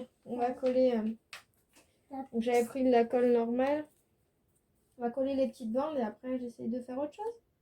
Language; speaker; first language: French; native; French